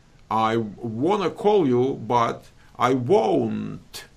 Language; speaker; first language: English; non-native, fluent; Russian